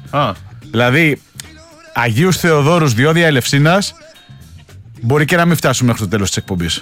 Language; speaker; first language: Greek; native; Greek